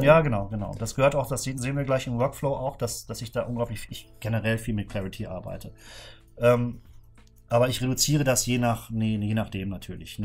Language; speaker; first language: German; native; German